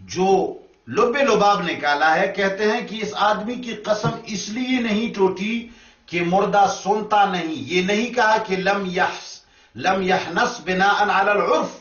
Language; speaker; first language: Urdu; non-native, local second language; Pashto